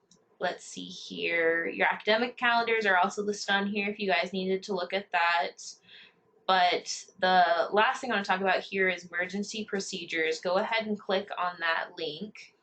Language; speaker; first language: English; native; English